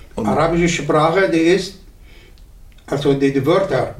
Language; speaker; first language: German; non-native, learner; Arabic